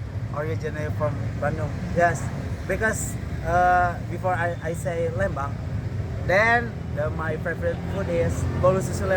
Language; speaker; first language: English; non-native, learner; Indonesian